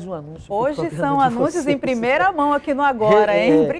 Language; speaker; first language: Portuguese; native; Portuguese